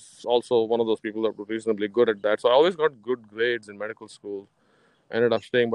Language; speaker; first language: English; non-native, local second language; Kannada